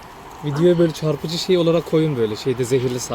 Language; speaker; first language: Turkish; native; Turkish